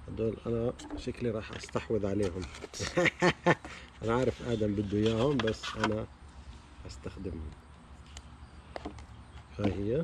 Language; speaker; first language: Arabic; native; Arabic